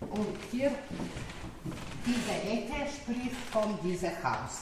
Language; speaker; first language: German; non-native, learner; Slovenian